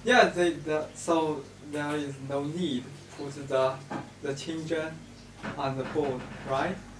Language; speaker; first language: English; non-native, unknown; Chinese